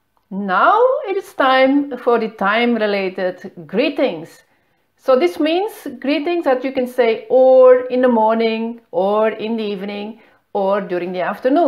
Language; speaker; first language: English; non-native, fluent; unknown